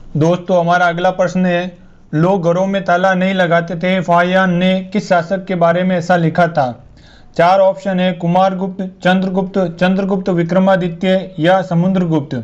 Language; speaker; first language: Hindi; native; Hindi